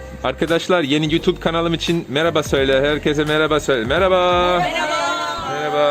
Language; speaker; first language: Turkish; non-native, learner; English